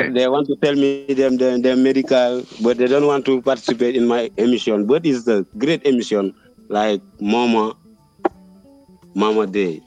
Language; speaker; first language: English; non-native, learner; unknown